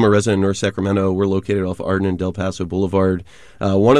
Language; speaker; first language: English; native; English